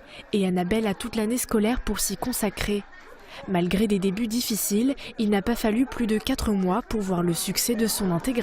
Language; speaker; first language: French; native; French